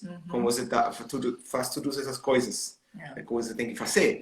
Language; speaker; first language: Portuguese; non-native, learner; German